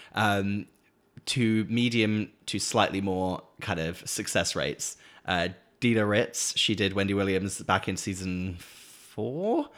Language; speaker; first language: English; native; English